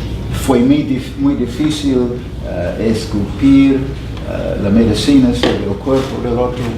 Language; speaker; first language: Spanish; non-native, fluent; English